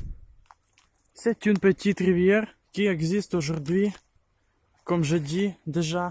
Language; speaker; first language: French; non-native, learner; Ukrainian